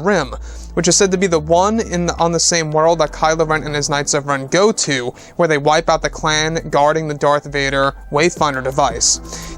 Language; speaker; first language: English; native; English